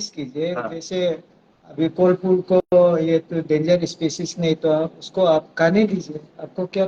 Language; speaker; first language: Hindi; non-native, local second language; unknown